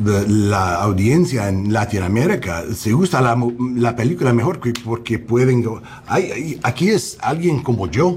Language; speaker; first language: Spanish; early bilingual, heritage; English